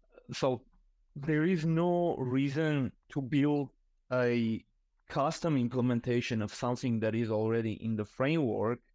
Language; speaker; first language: English; non-native, fluent; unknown